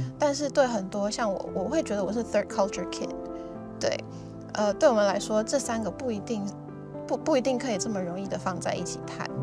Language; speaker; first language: Chinese; early bilingual, other home language; Russian